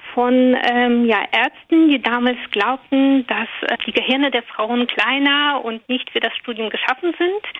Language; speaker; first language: German; non-native, fluent; Russian